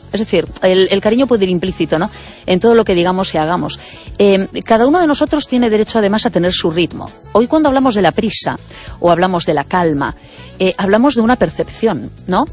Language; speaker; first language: Spanish; native; Spanish